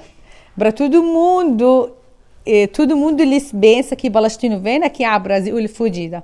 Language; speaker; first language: Portuguese; non-native, learner; Arabic